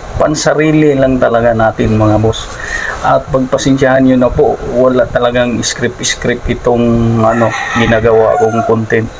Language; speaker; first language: Filipino; non-native, local second language; Cebuano